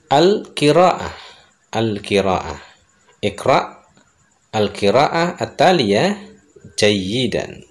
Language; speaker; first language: Arabic; non-native, fluent; Indonesian